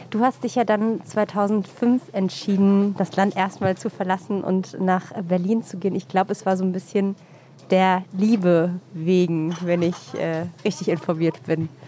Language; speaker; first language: German; native; German